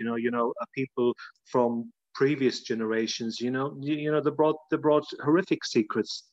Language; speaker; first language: English; native; English